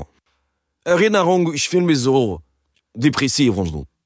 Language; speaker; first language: German; non-native, learner; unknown